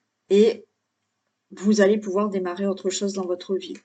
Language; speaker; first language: French; native; French